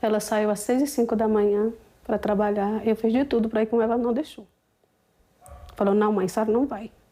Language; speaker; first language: Portuguese; native; Portuguese